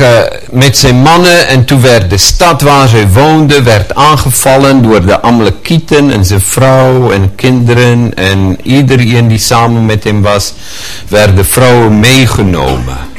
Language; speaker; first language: Dutch; non-native, fluent; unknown